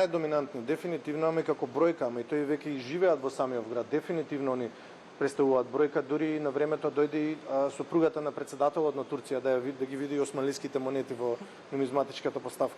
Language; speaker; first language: Macedonian; native; Macedonian